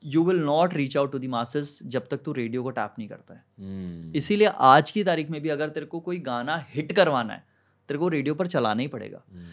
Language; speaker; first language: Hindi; native; Hindi